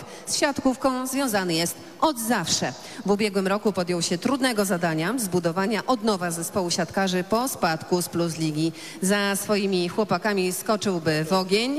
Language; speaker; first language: Polish; native; Polish